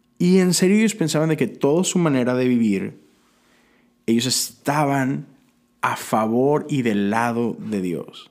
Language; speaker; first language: Spanish; native; Spanish